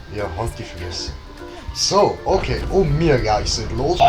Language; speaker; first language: German; native; German